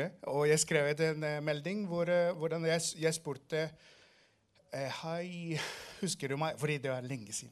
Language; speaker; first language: Norwegian; non-native, fluent; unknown